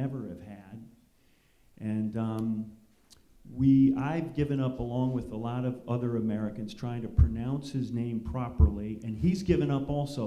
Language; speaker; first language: English; native; English